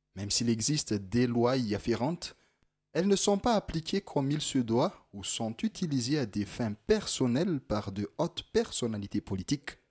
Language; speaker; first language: French; non-native, local second language; Malagasy